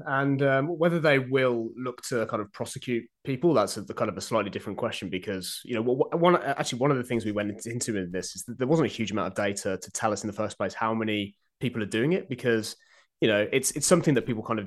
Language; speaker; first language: English; native; English